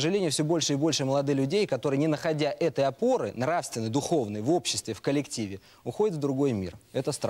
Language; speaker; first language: Russian; native; Russian